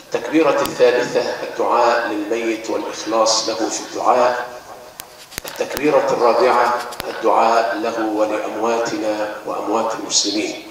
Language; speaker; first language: Arabic; native; Arabic